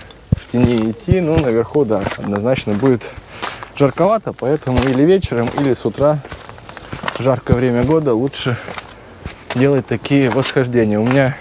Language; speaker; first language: Russian; native; Russian